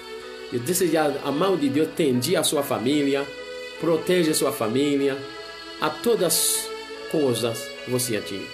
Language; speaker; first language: Portuguese; non-native, learner; Haitian Creole